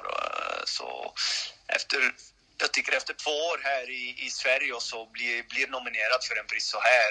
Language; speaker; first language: Swedish; non-native, learner; French